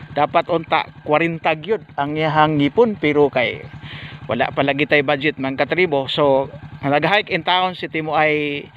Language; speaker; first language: Cebuano; non-native, local second language; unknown